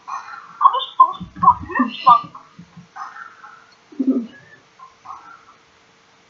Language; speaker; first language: Norwegian; native; Norwegian